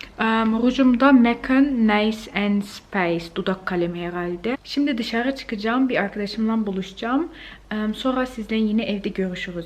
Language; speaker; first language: Turkish; early bilingual, heritage; Turkish